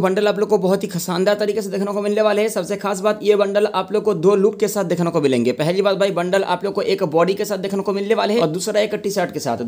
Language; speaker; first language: Hindi; non-native, local second language; Bangla